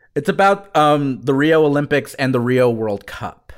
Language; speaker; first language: English; early bilingual, other home language; Spanish